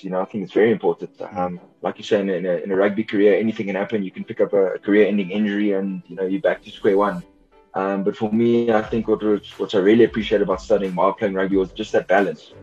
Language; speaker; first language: English; native; English